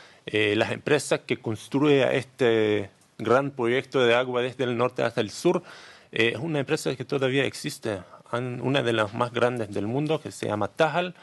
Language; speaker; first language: Spanish; non-native, learner; Hebrew